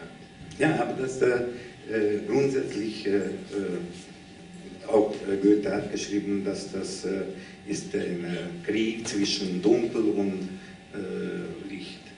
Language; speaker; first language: German; non-native, learner; Hungarian